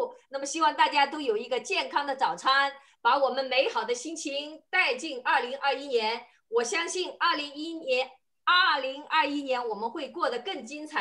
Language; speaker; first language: Chinese; native; Chinese